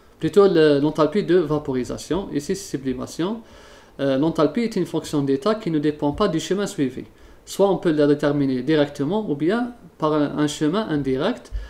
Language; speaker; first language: French; non-native, local second language; Arabic